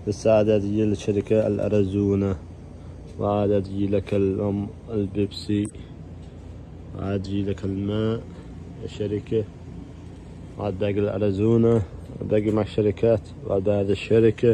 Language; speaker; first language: Arabic; non-native, learner; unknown